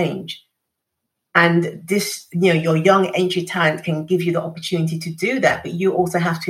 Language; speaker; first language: English; native; English